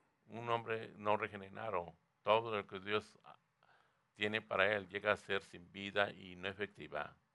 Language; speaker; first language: Spanish; native; Spanish